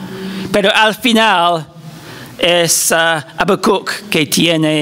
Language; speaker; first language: Spanish; non-native, fluent; English